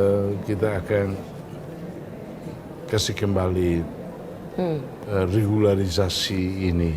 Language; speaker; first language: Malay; non-native, fluent; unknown